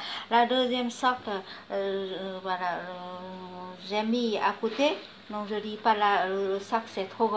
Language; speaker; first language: French; non-native, learner; Vietnamese